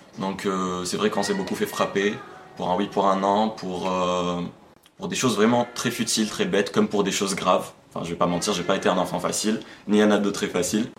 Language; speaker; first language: French; non-native, local second language; Arabic